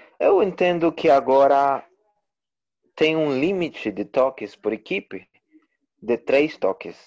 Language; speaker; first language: Portuguese; non-native, learner; Spanish